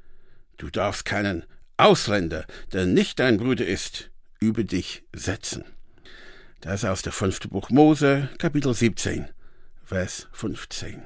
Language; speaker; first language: German; non-native, fluent; English